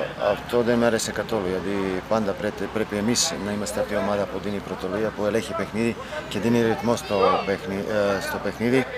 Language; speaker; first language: Greek; non-native, learner; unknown